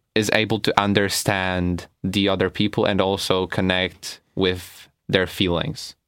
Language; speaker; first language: English; non-native, fluent; Polish